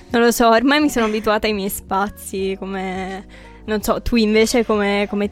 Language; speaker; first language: Italian; native; Italian